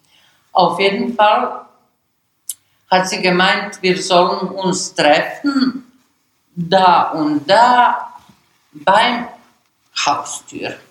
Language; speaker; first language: German; non-native, learner; Bosnian